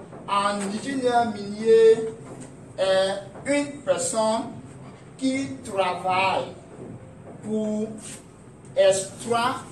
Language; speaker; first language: French; non-native, learner; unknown